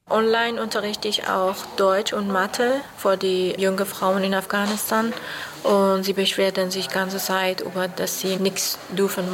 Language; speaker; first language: German; non-native, fluent; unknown